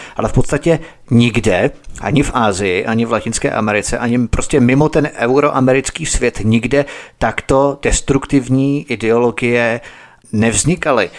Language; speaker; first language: Czech; native; Czech